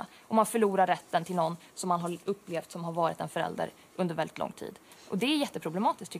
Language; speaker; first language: Swedish; native; Swedish